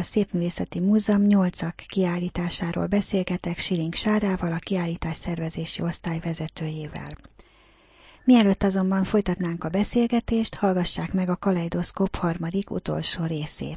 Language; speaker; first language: Hungarian; native; Hungarian